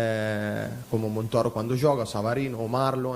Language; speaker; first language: Portuguese; non-native, fluent; Italian